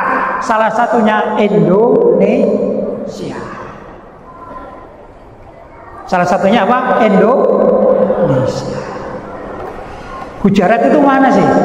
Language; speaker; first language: Indonesian; native; Indonesian